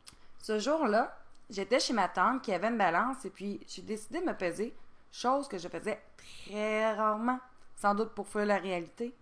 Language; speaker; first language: French; native; French